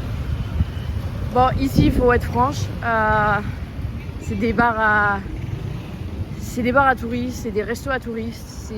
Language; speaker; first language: French; native; French